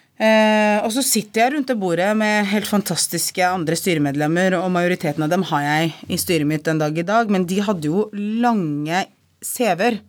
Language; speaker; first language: Norwegian; early bilingual, other home language; Arabic